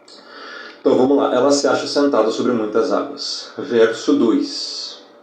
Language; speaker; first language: Portuguese; native; Portuguese